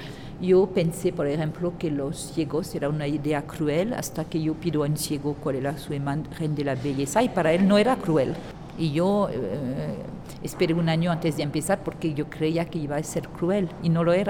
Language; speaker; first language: Spanish; non-native, fluent; French